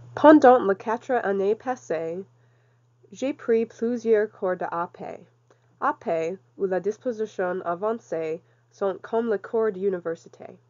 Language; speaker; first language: French; non-native, learner; English